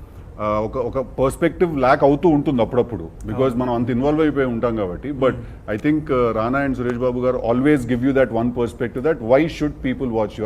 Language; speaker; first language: Telugu; native; Telugu